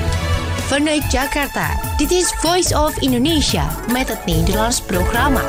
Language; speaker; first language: Dutch; non-native, fluent; Indonesian